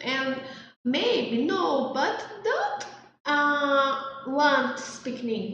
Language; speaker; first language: English; non-native, learner; Portuguese